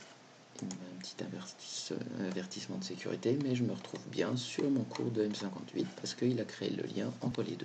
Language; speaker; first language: French; native; French